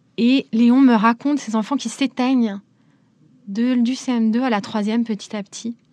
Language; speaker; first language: French; native; French